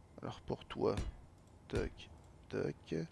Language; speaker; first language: French; native; French